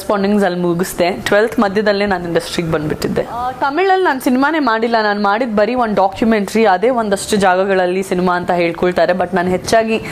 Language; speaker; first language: Kannada; non-native, local second language; Sindhi